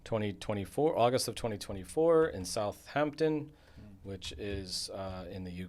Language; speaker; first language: English; native; English